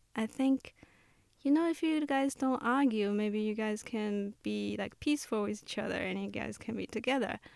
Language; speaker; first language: English; non-native, fluent; Chinese